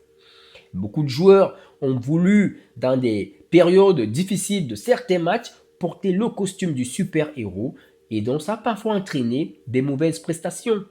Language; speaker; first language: French; native; French